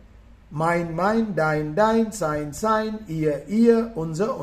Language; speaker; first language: German; non-native, fluent; Sinhala